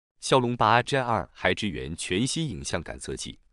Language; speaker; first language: Chinese; native; Chinese